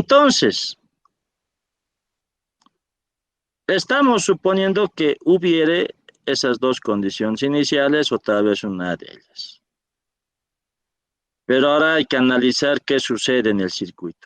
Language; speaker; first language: Spanish; native; Spanish